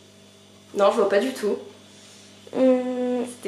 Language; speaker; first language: French; native; French